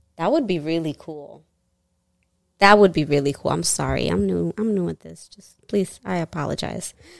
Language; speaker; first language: English; early bilingual, other home language; Spanish